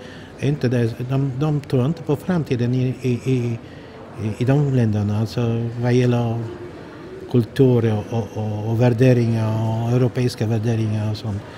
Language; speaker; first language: Swedish; non-native, fluent; Polish